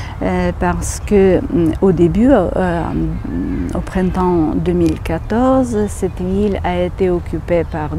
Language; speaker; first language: French; non-native, fluent; Ukrainian